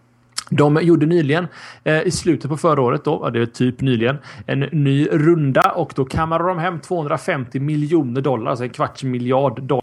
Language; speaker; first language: Swedish; native; Swedish